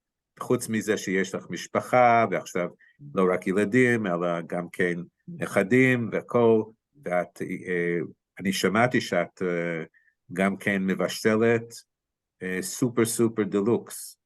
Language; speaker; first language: Hebrew; non-native, fluent; English